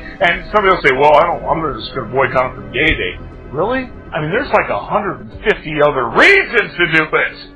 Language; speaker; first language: English; native; English